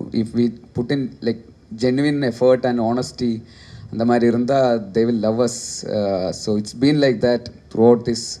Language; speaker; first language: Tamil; non-native, learner; Malayalam